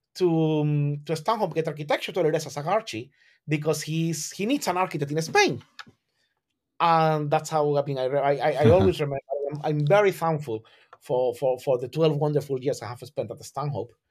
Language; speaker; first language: English; non-native, fluent; Spanish